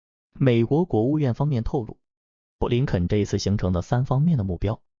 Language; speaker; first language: Chinese; native; Chinese